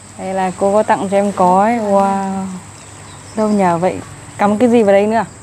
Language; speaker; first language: Vietnamese; non-native, local second language; Iu Mien